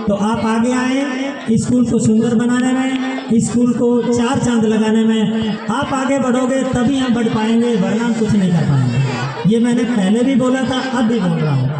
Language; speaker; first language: Hindi; native; Hindi